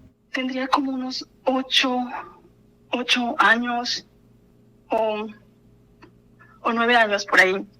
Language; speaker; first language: Spanish; native; Spanish